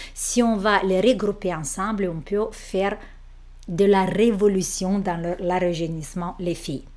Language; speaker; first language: French; non-native, fluent; Romanian